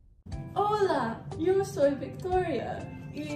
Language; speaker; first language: Spanish; non-native, learner; English